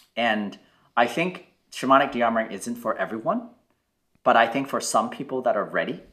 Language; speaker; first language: English; native; English